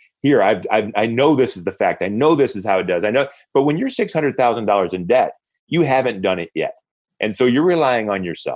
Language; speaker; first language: English; native; English